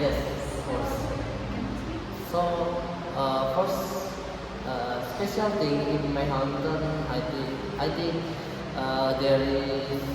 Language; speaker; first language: English; non-native, learner; Indonesian